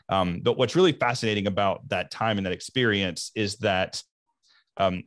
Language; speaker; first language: English; native; English